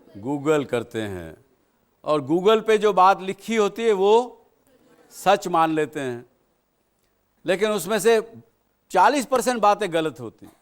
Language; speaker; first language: Hindi; native; Hindi